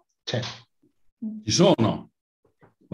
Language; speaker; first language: Italian; native; Italian